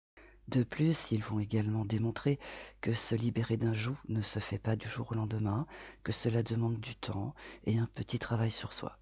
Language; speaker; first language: French; native; French